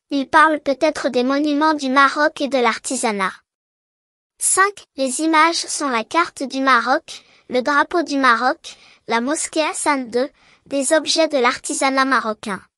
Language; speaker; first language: French; non-native, local second language; Arabic